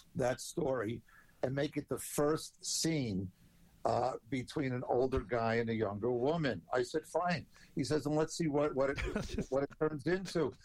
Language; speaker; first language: English; native; English